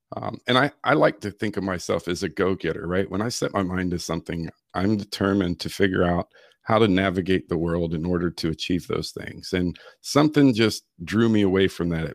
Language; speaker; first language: English; native; English